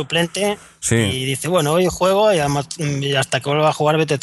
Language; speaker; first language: Spanish; native; Spanish